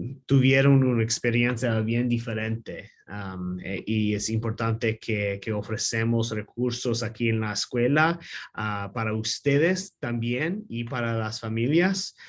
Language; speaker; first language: Spanish; non-native, learner; English